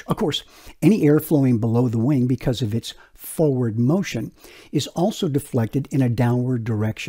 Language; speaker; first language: English; native; English